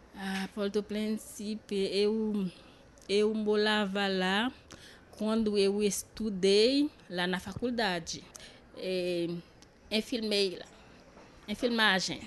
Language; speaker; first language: Portuguese; non-native, learner; Haitian Creole